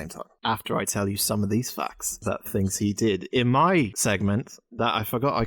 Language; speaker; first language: English; native; English